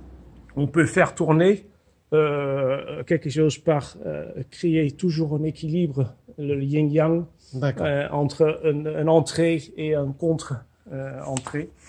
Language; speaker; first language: French; non-native, fluent; Dutch